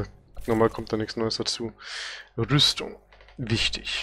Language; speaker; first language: German; native; German